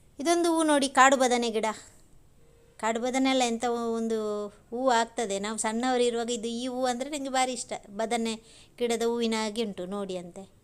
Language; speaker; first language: Kannada; non-native, local second language; Tulu